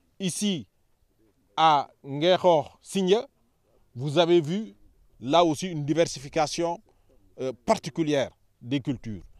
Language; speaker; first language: French; non-native, local second language; Wolof